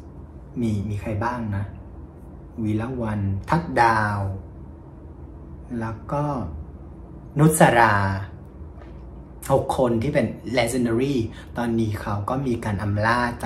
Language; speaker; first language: Thai; non-native, fluent; Vietnamese